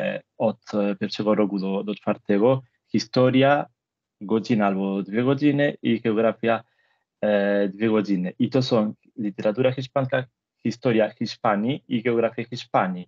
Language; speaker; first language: Polish; non-native, fluent; Spanish